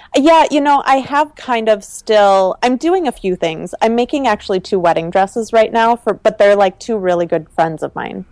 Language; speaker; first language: English; native; English